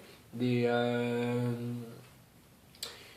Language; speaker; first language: French; native; French